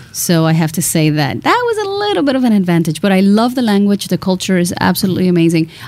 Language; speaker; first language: English; early bilingual, other home language; Spanish